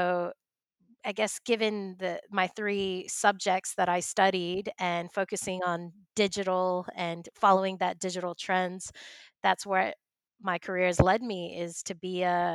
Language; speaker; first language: English; native; English